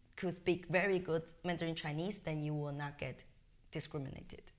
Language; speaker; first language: English; non-native, fluent; Chinese